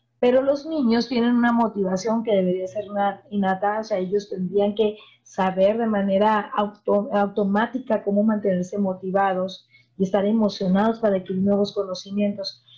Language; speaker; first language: Spanish; native; Spanish